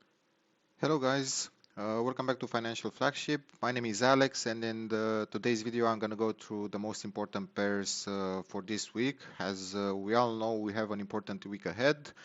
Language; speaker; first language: English; non-native, fluent; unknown